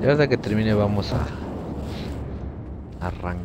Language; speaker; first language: Spanish; native; Spanish